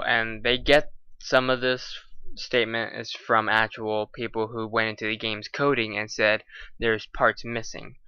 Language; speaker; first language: English; native; English